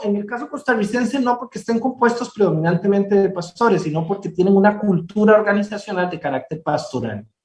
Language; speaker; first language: Spanish; native; Spanish